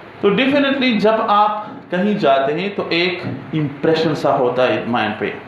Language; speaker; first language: Urdu; non-native, local second language; Pashto